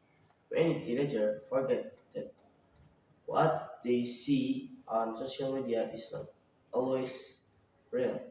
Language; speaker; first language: English; non-native, learner; Indonesian